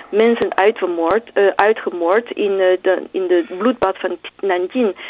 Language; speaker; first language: Dutch; non-native, fluent; Chinese